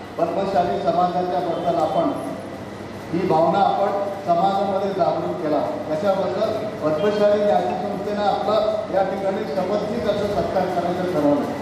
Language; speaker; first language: Marathi; non-native, local second language; Telugu